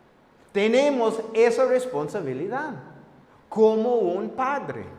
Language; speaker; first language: Spanish; non-native, fluent; English